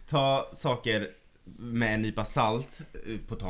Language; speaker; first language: Swedish; native; Swedish